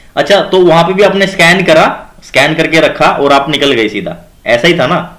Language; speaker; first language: Hindi; native; Hindi